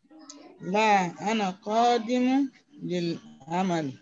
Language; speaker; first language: Arabic; non-native, learner; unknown